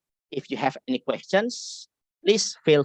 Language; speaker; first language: English; non-native, learner; Indonesian